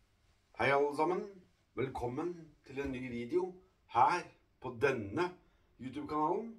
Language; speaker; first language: Norwegian; native; Norwegian